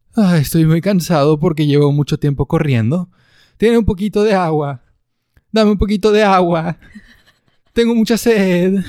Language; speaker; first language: Spanish; native; Spanish